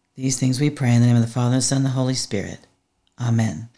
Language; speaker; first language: English; native; English